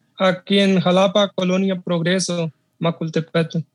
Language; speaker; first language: Spanish; non-native, learner; Urdu